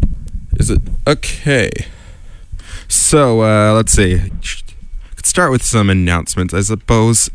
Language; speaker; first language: English; native; English